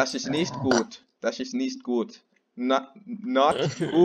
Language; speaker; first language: German; non-native, learner; English